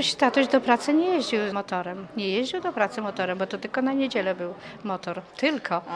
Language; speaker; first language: Polish; non-native, local second language; Ukrainian